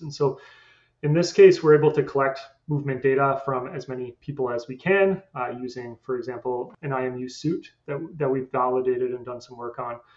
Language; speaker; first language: English; native; English